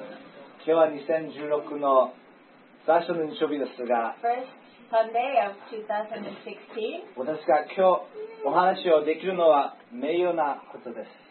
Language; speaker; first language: Japanese; non-native, learner; English